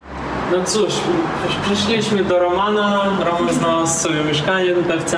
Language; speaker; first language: Polish; non-native, learner; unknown